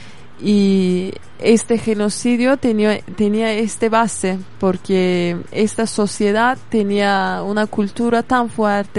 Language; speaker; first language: Spanish; non-native, fluent; Kurdish